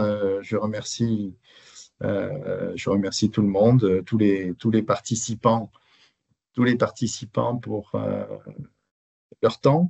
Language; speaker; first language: French; native; French